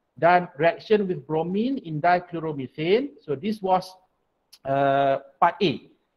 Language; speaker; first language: English; non-native, local second language; Malay